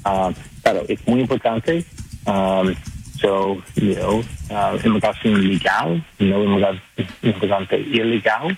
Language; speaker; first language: Spanish; non-native, learner; English